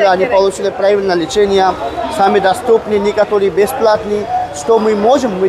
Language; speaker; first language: Russian; non-native, learner; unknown